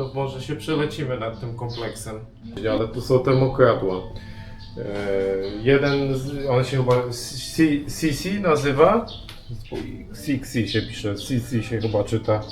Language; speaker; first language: Polish; native; Polish